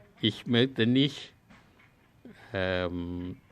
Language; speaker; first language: German; non-native, learner; Thai